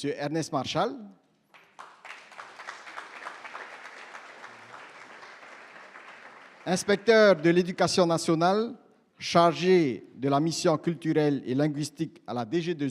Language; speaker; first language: French; native; French